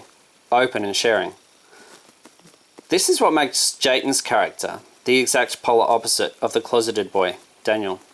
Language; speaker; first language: English; native; English